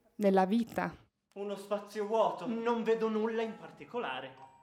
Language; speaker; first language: Italian; native; Italian